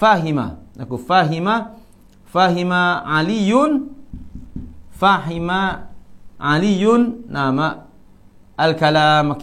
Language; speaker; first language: Arabic; non-native, fluent; Malay